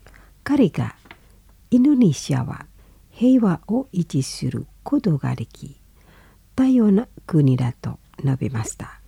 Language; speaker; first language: Japanese; non-native, fluent; Indonesian